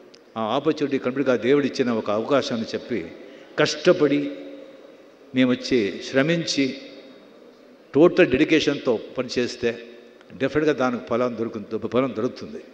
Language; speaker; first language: Telugu; non-native, local second language; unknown